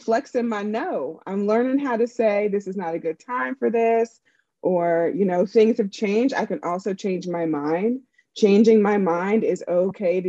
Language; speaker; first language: English; native; English